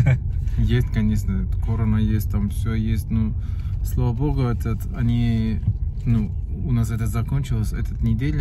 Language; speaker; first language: Russian; non-native, learner; Turkish